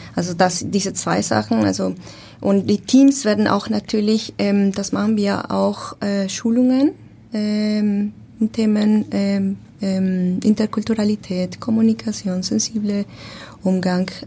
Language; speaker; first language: German; non-native, learner; Spanish